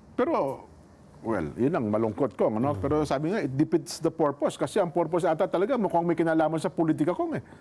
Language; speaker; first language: Filipino; native; Filipino